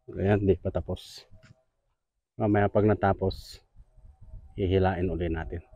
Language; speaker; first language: Filipino; native; Filipino